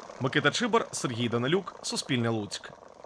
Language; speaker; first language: Ukrainian; native; Ukrainian